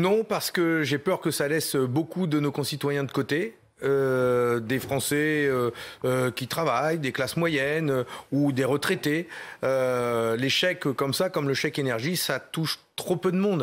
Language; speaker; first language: French; native; French